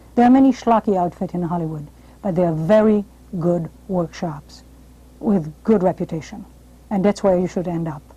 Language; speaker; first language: English; non-native, fluent; French